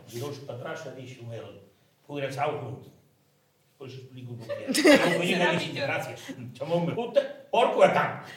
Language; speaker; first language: Galician; native; Galician